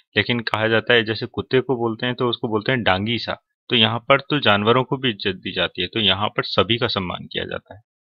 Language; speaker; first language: Hindi; native; Hindi